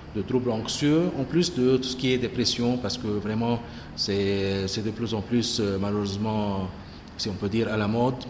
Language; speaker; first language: French; non-native, local second language; Arabic